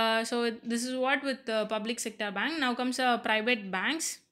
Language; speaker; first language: English; non-native, local second language; Tamil